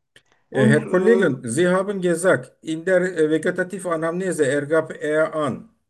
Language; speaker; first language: German; non-native, learner; Turkish